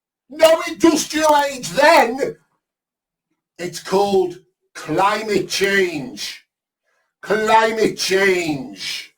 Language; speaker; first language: English; native; English